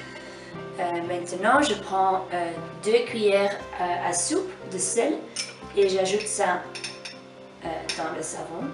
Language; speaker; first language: French; non-native, fluent; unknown